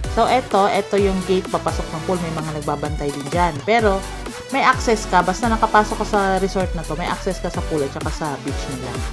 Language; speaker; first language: Filipino; non-native, local second language; Cebuano